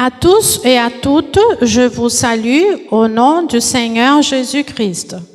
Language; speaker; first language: French; non-native, fluent; Portuguese